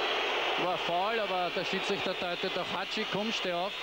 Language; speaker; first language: German; native; German